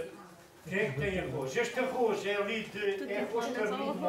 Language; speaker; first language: Portuguese; native; Portuguese